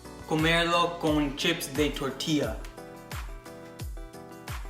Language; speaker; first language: Spanish; non-native, learner; English